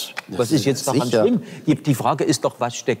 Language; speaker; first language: German; native; German